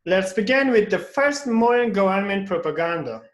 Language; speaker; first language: English; non-native, fluent; Persian